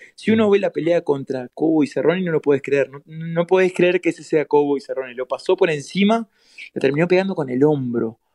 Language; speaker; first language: Spanish; native; Spanish